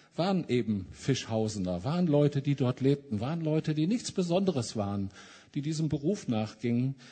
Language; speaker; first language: German; native; German